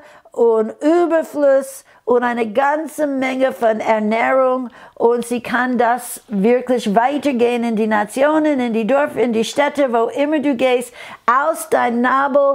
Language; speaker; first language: German; non-native, fluent; English